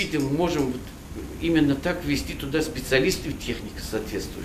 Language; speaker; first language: Russian; non-native, fluent; Turkish